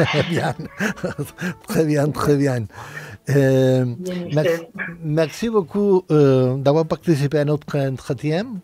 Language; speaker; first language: French; non-native, learner; Spanish